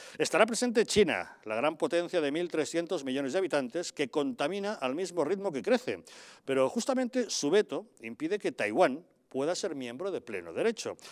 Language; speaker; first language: Spanish; native; Spanish